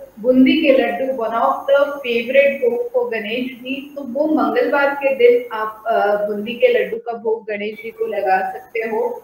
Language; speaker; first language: Hindi; non-native, local second language; Marathi